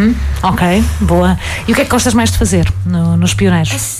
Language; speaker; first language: Portuguese; native; Portuguese